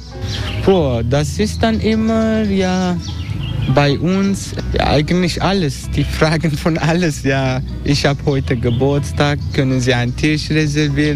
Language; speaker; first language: German; non-native, learner; Turkish